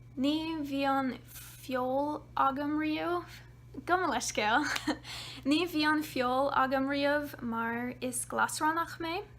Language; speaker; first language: Irish; non-native, learner; English